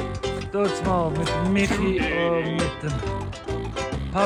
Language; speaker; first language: German; non-native, fluent; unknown